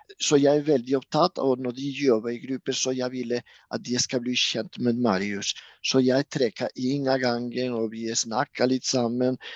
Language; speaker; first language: Norwegian; non-native, fluent; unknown